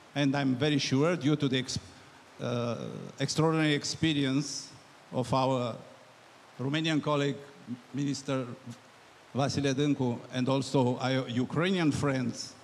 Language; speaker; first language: English; non-native, fluent; Romanian